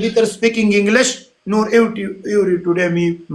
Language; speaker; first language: English; non-native, learner; Pashto